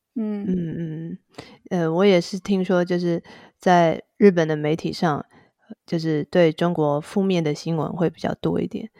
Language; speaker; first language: Chinese; native; Chinese